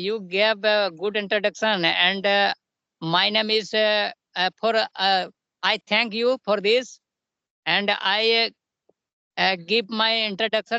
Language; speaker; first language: English; non-native, learner; Hindi